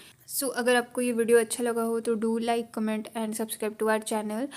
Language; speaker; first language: Hindi; native; Hindi